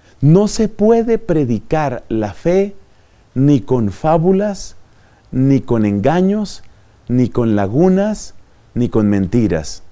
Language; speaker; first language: Spanish; native; Spanish